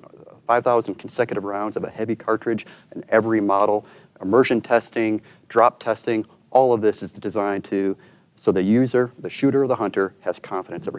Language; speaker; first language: English; native; English